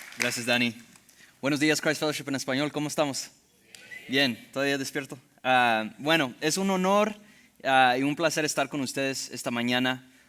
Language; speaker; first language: Spanish; early bilingual, heritage; Spanish